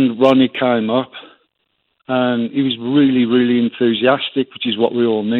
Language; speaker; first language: English; native; English